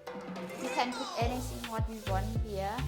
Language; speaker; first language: English; non-native, learner; Thai